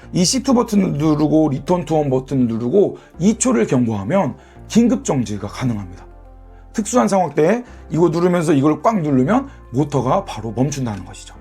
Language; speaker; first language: Korean; native; Korean